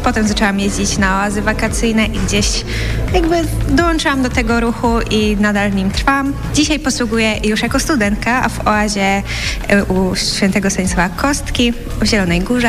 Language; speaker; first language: Polish; native; Polish